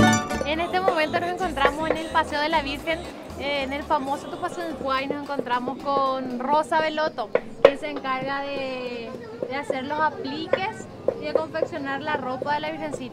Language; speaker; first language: Spanish; native; Spanish